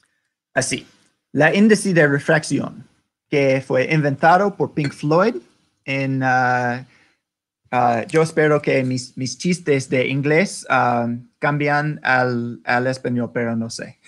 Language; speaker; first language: Spanish; non-native, learner; English